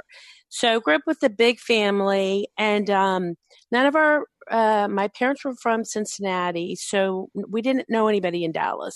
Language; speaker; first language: English; native; English